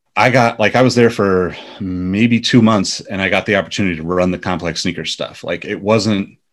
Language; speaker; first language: English; native; English